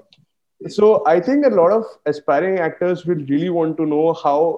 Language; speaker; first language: English; non-native, local second language; Bangla